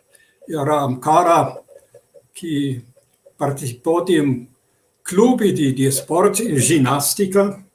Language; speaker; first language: Portuguese; non-native, fluent; German